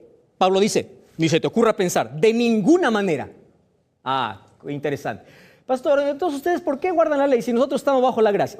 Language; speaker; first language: Spanish; native; Spanish